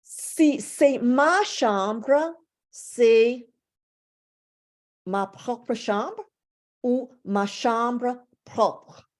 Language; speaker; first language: French; non-native, fluent; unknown